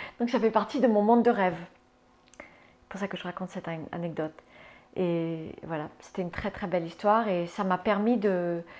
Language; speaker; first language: French; early bilingual, other home language; English